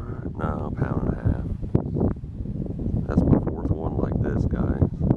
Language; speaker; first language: English; native; English